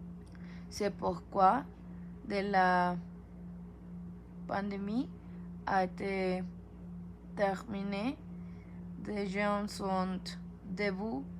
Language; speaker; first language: French; non-native, learner; Spanish